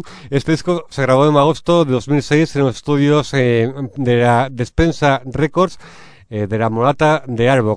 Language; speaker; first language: Spanish; native; Spanish